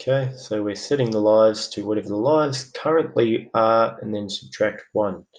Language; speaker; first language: English; native; English